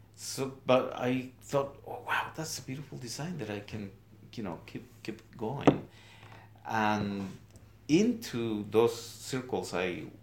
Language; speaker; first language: English; non-native, fluent; Spanish